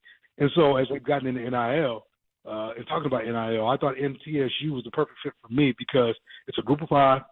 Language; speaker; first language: English; native; English